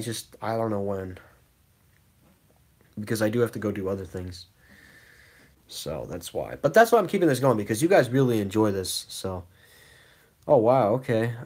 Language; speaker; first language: English; native; English